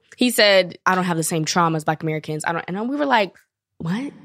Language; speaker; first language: English; native; English